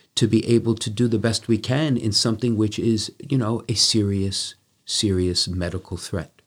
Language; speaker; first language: English; native; English